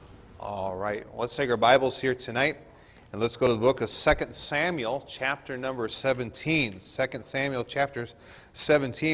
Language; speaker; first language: English; native; English